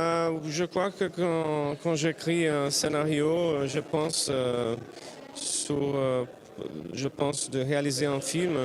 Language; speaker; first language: French; non-native, fluent; Portuguese